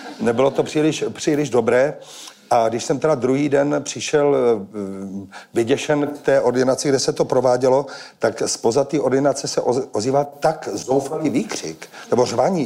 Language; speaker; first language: Czech; native; Czech